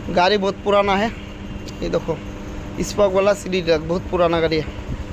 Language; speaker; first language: Hindi; non-native, local second language; Bangla